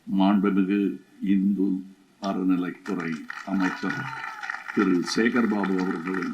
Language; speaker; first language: Tamil; native; Tamil